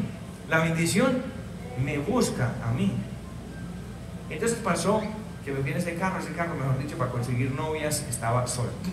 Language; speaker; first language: Spanish; native; Spanish